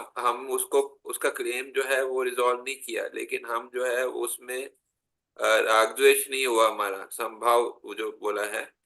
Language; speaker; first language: Hindi; non-native, local second language; Gujarati